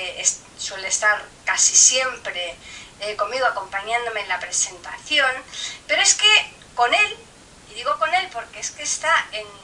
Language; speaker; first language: Spanish; native; Spanish